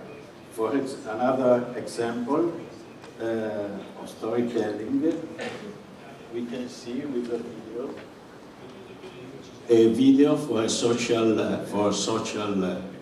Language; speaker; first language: English; non-native, fluent; Italian